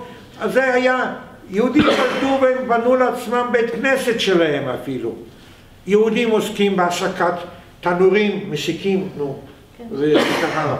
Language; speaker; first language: Hebrew; non-native, fluent; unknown